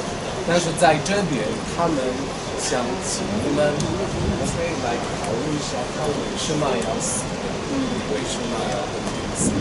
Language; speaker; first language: Chinese; non-native, fluent; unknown